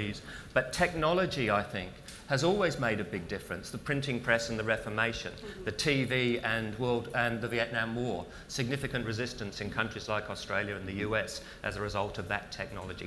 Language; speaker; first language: English; native; English